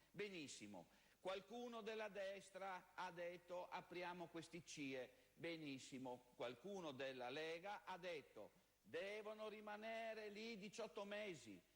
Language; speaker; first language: Italian; native; Italian